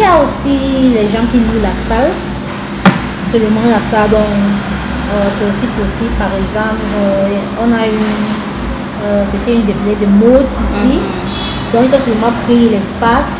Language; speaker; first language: French; non-native, local second language; English